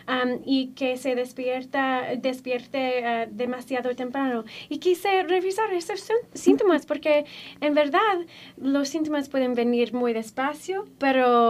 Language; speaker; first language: Spanish; non-native, fluent; English